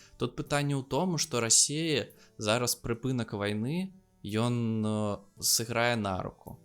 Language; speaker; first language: Belarusian; non-native, local second language; Russian